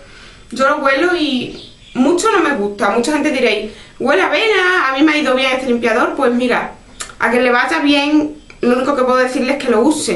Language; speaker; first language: Spanish; native; Spanish